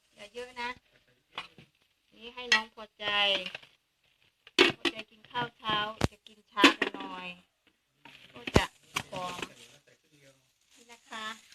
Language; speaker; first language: Thai; native; Thai